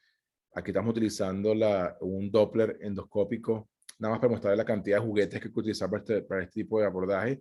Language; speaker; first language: Spanish; native; Spanish